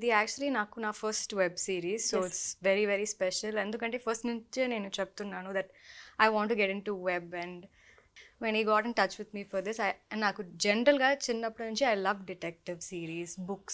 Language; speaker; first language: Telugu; non-native, fluent; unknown